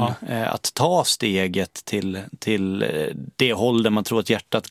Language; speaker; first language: Swedish; native; Swedish